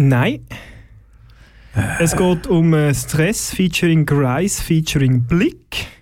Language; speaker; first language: German; native; German